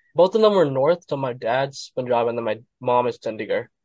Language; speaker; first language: English; native; English